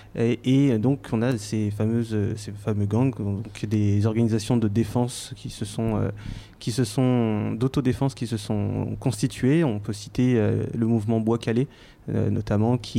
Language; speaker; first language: French; native; French